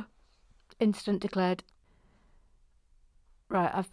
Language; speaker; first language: English; native; English